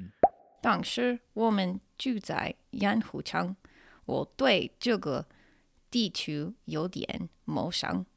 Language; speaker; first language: Chinese; non-native, fluent; English